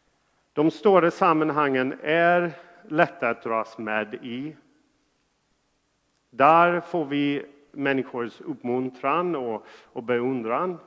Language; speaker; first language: Swedish; non-native, fluent; English